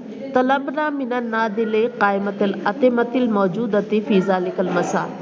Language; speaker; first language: Arabic; non-native, fluent; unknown